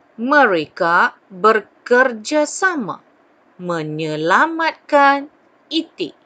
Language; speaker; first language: Malay; non-native, local second language; Chinese